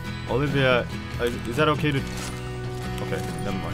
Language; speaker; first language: English; non-native, fluent; Korean